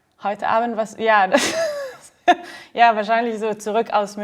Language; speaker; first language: German; non-native, fluent; Arabic